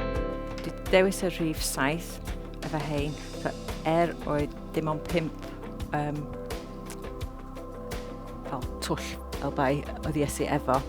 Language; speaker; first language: Welsh; non-native, local second language; English